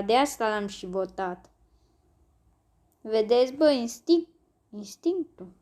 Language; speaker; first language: Romanian; native; Romanian